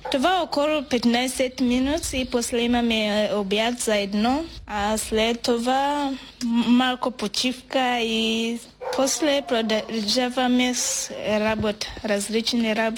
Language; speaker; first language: Bulgarian; non-native, learner; Swahili